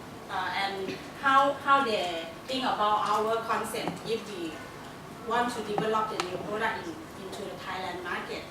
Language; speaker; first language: English; non-native, learner; Thai